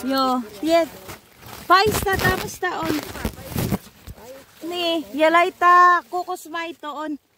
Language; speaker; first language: Finnish; non-native, learner; Cebuano